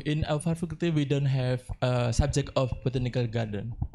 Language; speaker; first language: English; non-native, fluent; Indonesian